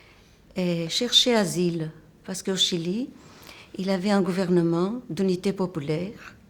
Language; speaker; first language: French; non-native, fluent; Portuguese